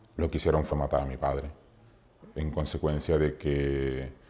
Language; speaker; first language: Spanish; native; Spanish